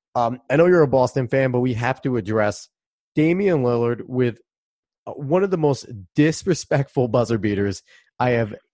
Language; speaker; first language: English; native; English